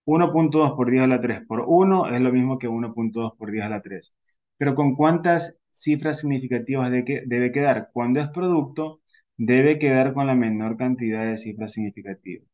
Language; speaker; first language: Spanish; native; Spanish